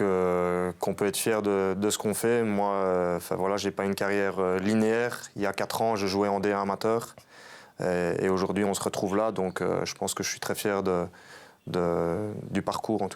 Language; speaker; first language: French; native; French